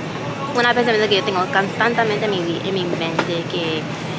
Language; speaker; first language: Spanish; non-native, learner; English